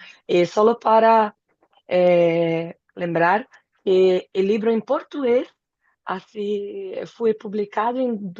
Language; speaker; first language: Spanish; non-native, fluent; Portuguese